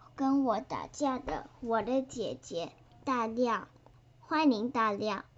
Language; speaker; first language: Chinese; early bilingual, heritage; Chinese